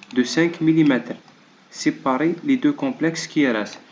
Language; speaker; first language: French; non-native, local second language; Arabic